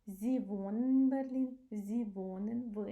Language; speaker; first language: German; non-native, fluent; Ukrainian